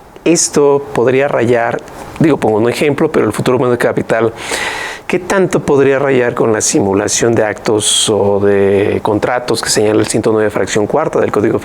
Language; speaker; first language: Spanish; native; Spanish